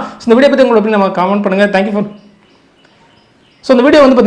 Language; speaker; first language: Tamil; native; Tamil